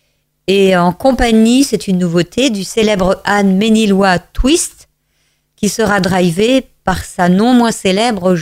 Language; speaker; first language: French; native; French